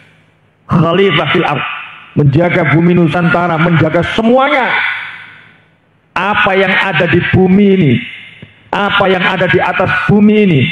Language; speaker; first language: Indonesian; native; Indonesian